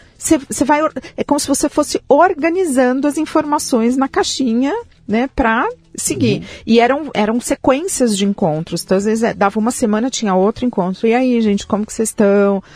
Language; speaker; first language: Portuguese; early bilingual, other home language; Spanish